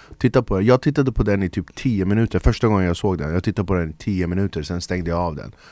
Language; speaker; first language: Swedish; early bilingual, other home language; Kurdish